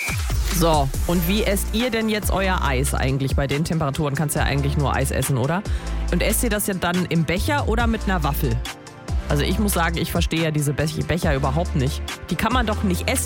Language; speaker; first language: German; native; German